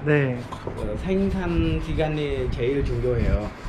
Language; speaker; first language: Korean; non-native, learner; Khmer